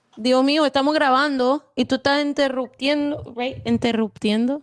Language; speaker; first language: Spanish; non-native, fluent; English